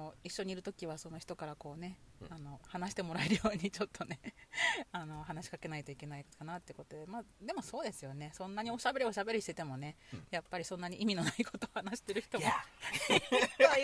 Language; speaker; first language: Japanese; native; Japanese